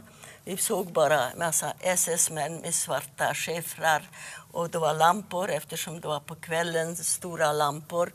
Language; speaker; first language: Swedish; non-native, fluent; Yiddish